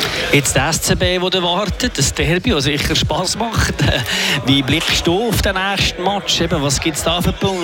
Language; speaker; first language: German; native; German